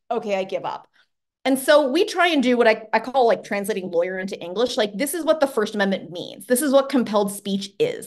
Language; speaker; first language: English; native; English